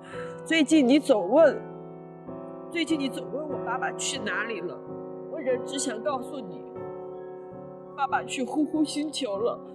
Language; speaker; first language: Chinese; native; Chinese